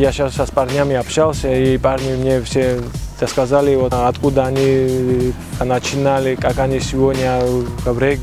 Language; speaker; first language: Russian; non-native, fluent; Georgian